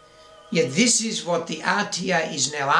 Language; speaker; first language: English; native; English